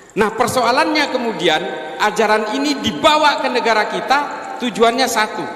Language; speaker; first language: Indonesian; non-native, local second language; Madurese